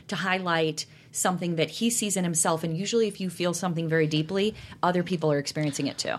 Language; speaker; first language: English; native; English